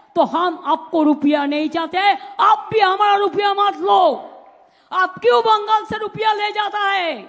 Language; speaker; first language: Hindi; non-native, local second language; Bangla